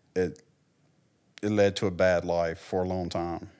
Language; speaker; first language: English; native; English